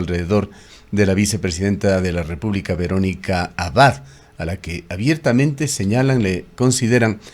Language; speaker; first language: Spanish; native; Spanish